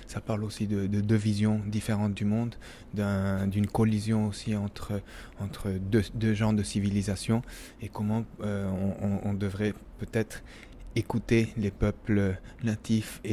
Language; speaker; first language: French; non-native, fluent; Spanish